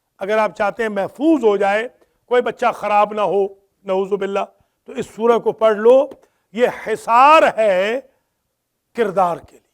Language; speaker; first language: Urdu; non-native, local second language; Punjabi